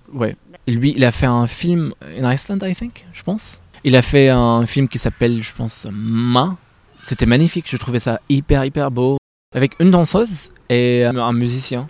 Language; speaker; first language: French; non-native, fluent; Arabic